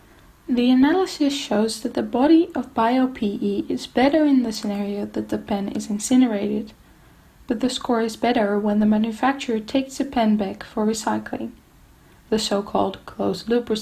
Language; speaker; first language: English; non-native, fluent; Dutch